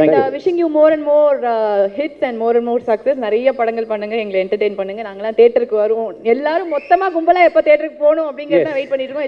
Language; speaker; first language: Tamil; native; Tamil